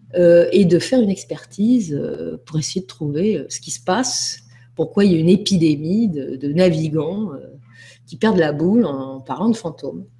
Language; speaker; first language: French; native; French